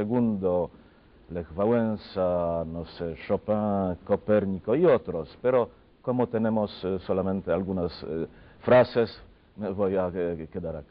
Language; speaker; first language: Spanish; non-native, fluent; Polish